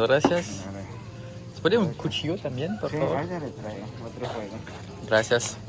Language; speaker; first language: Spanish; non-native, learner; French